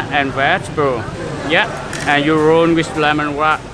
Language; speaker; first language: English; non-native, learner; Vietnamese